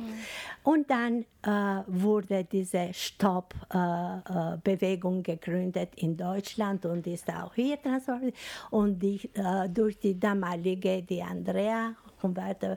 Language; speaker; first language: German; non-native, learner; Albanian